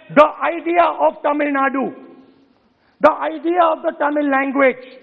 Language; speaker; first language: English; non-native, local second language; Hindi